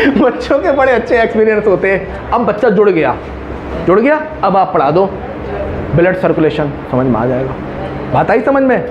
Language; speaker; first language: Hindi; native; Hindi